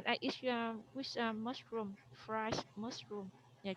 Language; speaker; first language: English; non-native, learner; Vietnamese